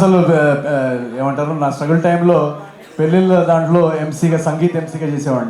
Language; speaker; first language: Telugu; native; Telugu